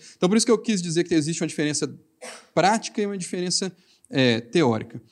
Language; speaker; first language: Portuguese; native; Portuguese